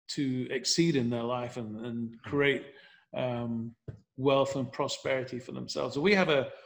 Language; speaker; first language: English; native; English